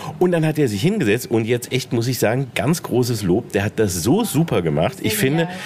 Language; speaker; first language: German; native; German